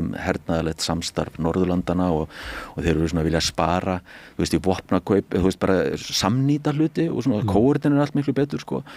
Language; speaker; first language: Icelandic; native; Icelandic